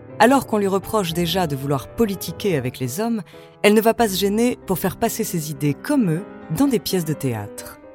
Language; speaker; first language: French; native; French